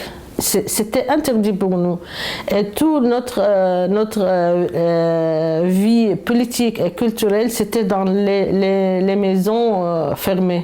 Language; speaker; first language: French; non-native, fluent; Arabic